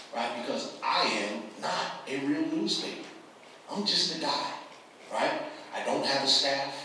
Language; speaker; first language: English; native; English